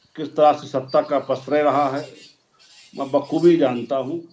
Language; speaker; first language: Hindi; native; Hindi